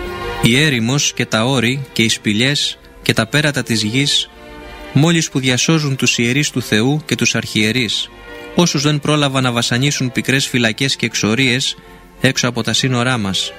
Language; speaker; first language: Greek; native; Greek